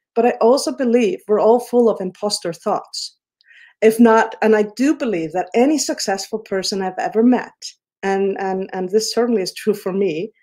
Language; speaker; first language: English; non-native, fluent; Icelandic